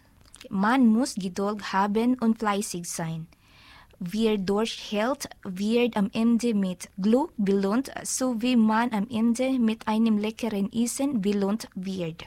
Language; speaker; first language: German; non-native, learner; Filipino